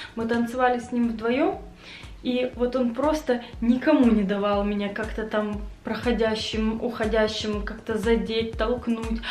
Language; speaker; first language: Russian; native; Russian